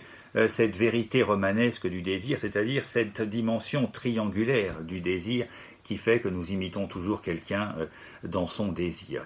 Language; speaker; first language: French; native; French